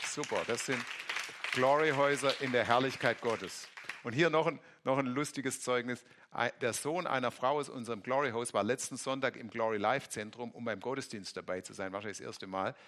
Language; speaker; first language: German; native; German